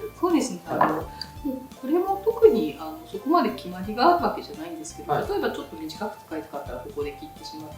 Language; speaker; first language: Japanese; native; Japanese